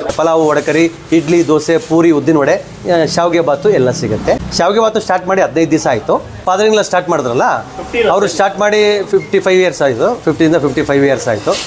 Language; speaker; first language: Kannada; native; Kannada